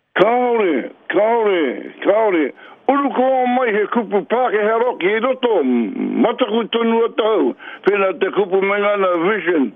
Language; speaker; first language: Māori; native; Māori